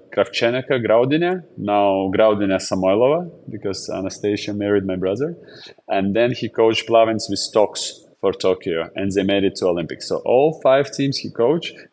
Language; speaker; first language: English; non-native, fluent; Latvian